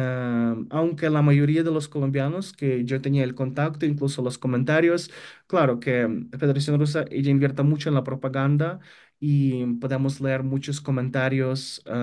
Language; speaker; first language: Spanish; non-native, fluent; Ukrainian